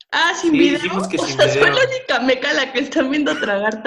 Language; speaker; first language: Spanish; native; Spanish